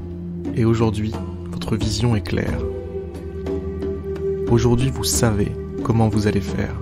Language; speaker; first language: French; native; French